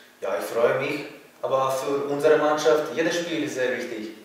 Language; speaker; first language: German; non-native, learner; Latvian